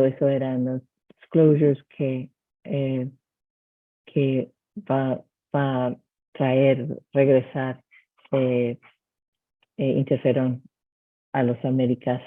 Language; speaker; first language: Spanish; early bilingual, heritage; Spanish